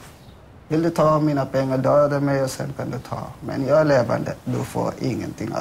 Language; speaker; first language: Swedish; non-native, fluent; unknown